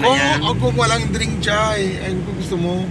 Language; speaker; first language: Filipino; non-native, learner; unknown